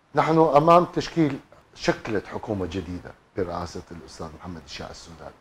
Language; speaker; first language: Arabic; native; Arabic